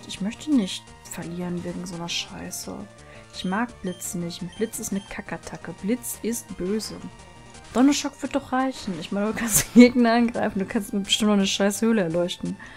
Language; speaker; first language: German; native; German